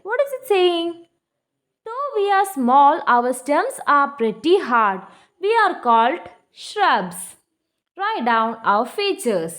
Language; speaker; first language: English; non-native, local second language; Malayalam